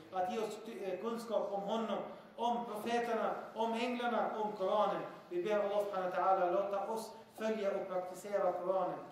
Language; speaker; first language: Swedish; early bilingual, other home language; Arabic